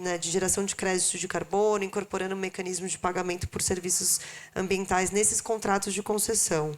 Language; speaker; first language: Portuguese; native; Portuguese